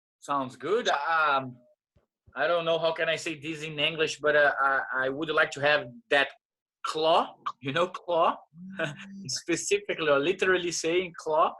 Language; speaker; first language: English; non-native, fluent; Portuguese